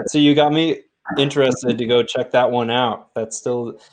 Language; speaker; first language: English; native; English